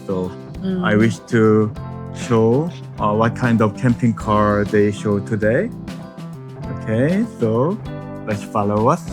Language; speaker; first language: English; non-native, learner; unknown